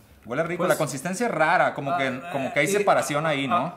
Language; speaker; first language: Spanish; native; Spanish